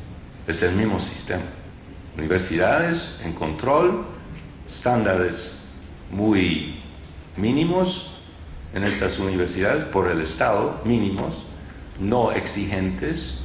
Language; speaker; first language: Spanish; non-native, fluent; English